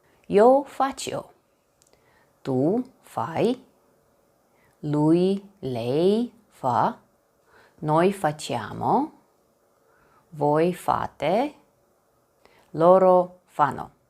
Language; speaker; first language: Italian; non-native, learner; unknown